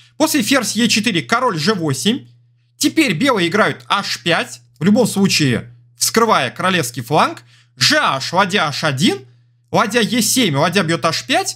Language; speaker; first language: Russian; native; Russian